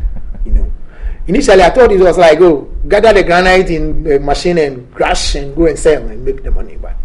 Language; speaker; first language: English; non-native, local second language; Akan